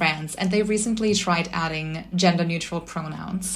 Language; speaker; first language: English; non-native, fluent; German